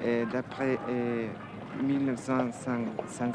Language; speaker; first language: French; non-native, learner; Spanish